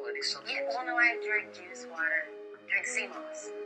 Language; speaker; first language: English; native; English